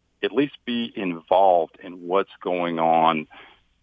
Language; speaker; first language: English; native; English